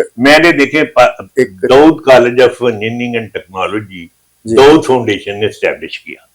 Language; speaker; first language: Urdu; native; Urdu